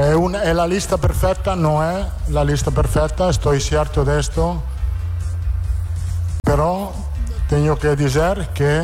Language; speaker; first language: Portuguese; non-native, learner; Italian